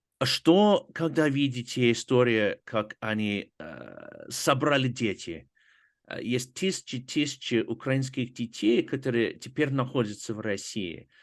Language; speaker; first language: Russian; non-native, fluent; English